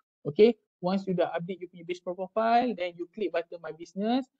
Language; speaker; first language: English; non-native, local second language; Malay